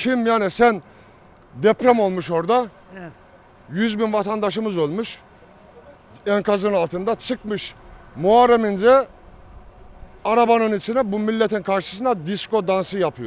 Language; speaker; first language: Turkish; native; Turkish